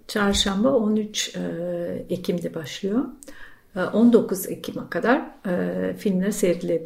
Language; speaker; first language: Turkish; non-native, fluent; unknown